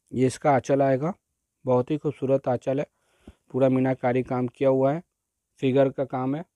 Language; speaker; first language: Hindi; native; Hindi